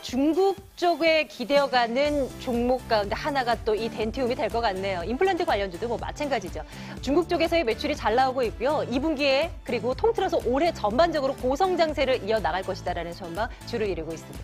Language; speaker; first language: Korean; native; Korean